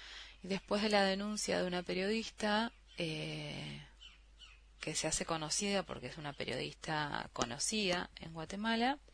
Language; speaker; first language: Spanish; native; Spanish